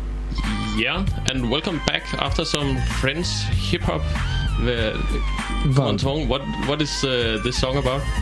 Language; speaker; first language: English; non-native, fluent; Danish